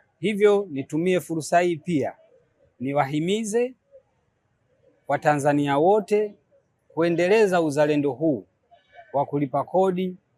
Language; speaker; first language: Swahili; native; Swahili